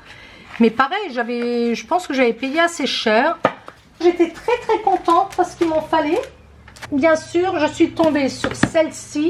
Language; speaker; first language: French; native; French